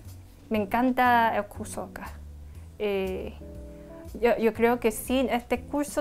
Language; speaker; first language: Spanish; non-native, learner; Cantonese